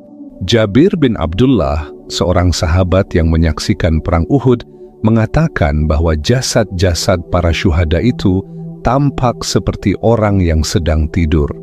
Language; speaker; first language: Indonesian; native; Indonesian